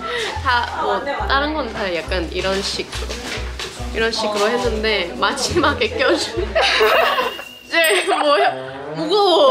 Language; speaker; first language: Korean; non-native, fluent; Thai